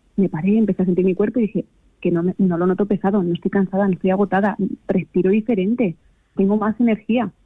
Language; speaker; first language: Spanish; native; Spanish